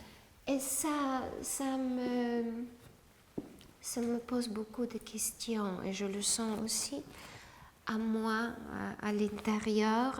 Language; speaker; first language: French; non-native, fluent; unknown